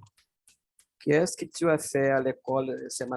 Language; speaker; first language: French; non-native, learner; Portuguese